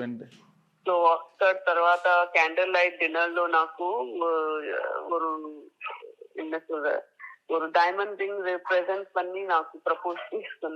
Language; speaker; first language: Telugu; non-native, learner; Gujarati